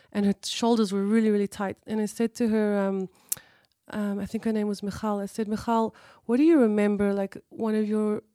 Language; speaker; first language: English; early bilingual, other home language; Hebrew